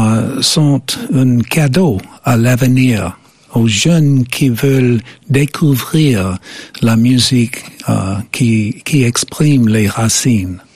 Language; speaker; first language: French; non-native, fluent; English